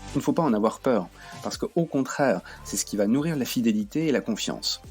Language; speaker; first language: French; native; French